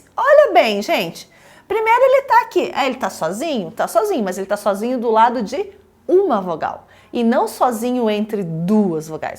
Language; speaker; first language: Portuguese; native; Portuguese